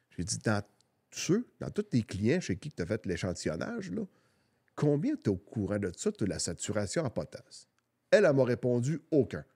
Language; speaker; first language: French; native; French